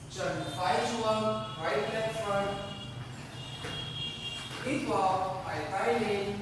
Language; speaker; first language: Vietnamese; non-native, learner; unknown